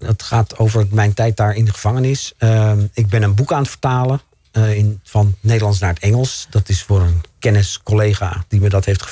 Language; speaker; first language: Dutch; native; Dutch